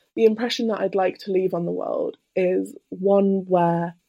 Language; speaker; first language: English; native; English